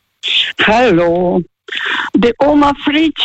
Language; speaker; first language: German; non-native, learner; Russian